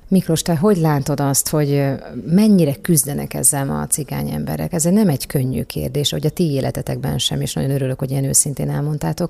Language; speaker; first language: Hungarian; native; Hungarian